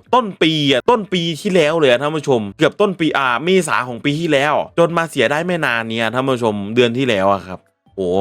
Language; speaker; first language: Thai; native; Thai